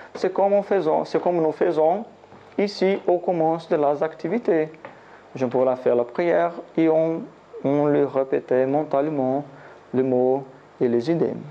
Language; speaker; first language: French; non-native, learner; Portuguese